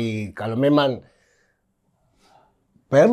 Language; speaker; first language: Indonesian; non-native, fluent; Spanish